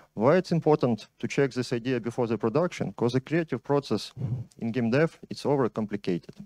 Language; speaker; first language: English; non-native, fluent; Ukrainian